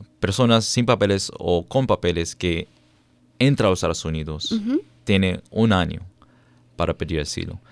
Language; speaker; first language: Spanish; non-native, fluent; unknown